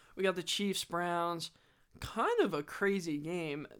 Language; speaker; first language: English; native; English